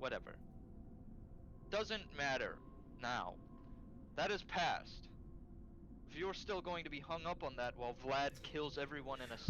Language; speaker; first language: English; native; English